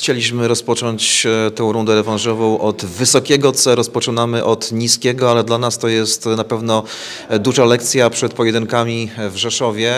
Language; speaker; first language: Polish; native; Polish